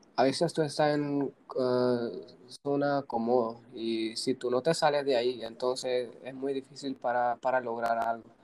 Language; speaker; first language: Spanish; non-native, fluent; Punjabi